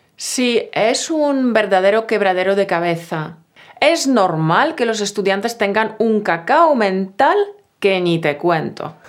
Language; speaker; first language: Spanish; native; Spanish